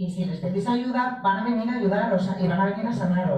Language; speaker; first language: Spanish; native; Spanish